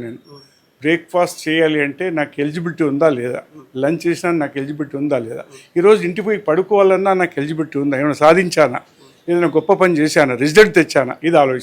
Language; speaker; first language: Telugu; native; Telugu